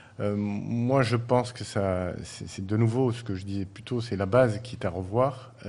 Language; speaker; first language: French; native; French